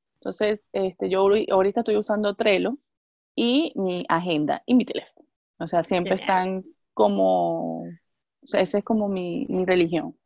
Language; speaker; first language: Spanish; native; Spanish